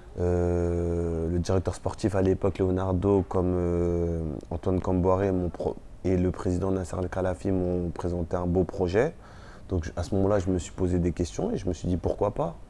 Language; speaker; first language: French; early bilingual, other home language; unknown